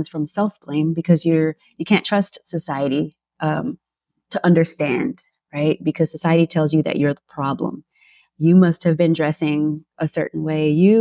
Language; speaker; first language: English; native; English